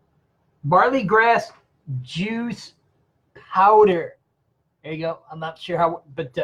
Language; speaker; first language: English; native; English